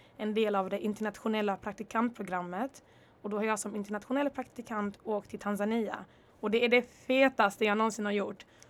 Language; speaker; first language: Swedish; early bilingual, other home language; Kinyarwanda